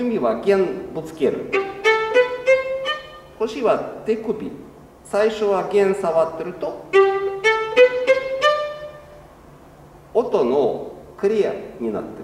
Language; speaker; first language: Japanese; non-native, learner; Russian